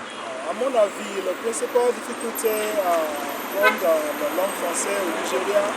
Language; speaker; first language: French; non-native, learner; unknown